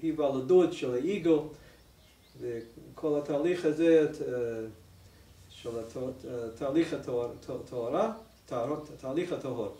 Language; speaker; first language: Hebrew; non-native, fluent; English